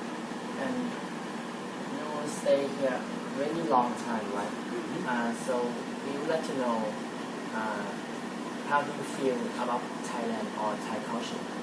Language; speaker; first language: English; non-native, learner; Thai